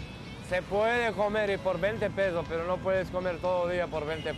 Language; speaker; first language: Spanish; non-native, learner; Serbian